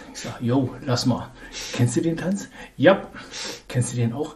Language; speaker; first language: German; native; German